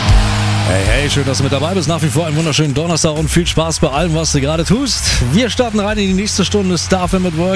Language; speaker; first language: German; native; German